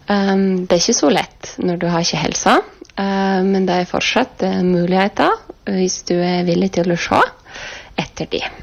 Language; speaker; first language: Norwegian; non-native, fluent; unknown